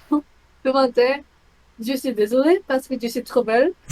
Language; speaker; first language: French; non-native, learner; Korean